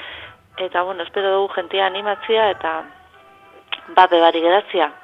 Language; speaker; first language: Basque; native; Basque